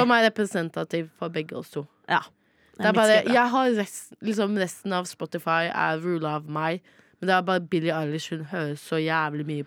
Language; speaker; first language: Norwegian; native; Norwegian